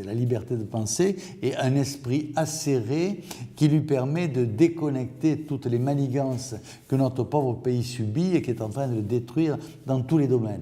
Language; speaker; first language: French; native; French